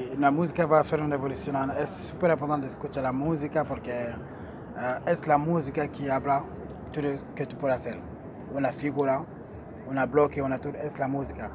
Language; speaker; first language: Spanish; non-native, learner; Portuguese